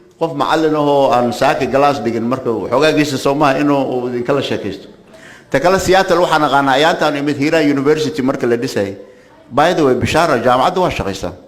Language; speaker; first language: Somali; native; Somali